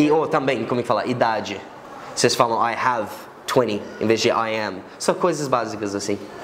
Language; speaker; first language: Portuguese; non-native, fluent; English